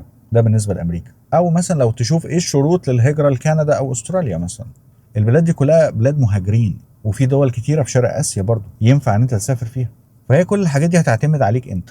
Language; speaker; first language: Arabic; native; Arabic